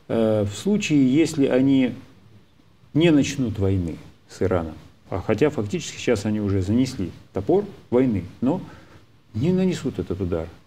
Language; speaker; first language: Russian; native; Russian